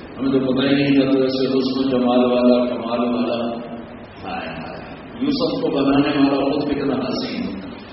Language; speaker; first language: Urdu; native; Urdu